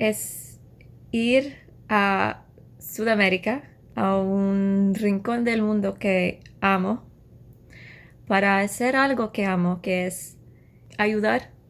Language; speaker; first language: Spanish; non-native, learner; English